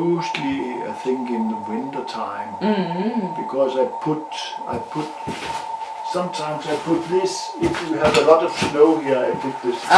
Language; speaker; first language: English; non-native, learner; Danish